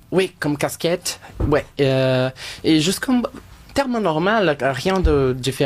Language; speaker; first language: French; non-native, fluent; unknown